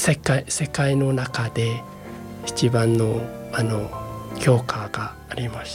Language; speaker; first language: Japanese; non-native, learner; Mongolian